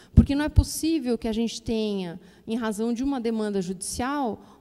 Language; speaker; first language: Portuguese; native; Portuguese